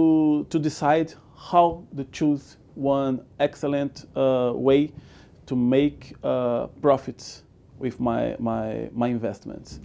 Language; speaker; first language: English; non-native, learner; Portuguese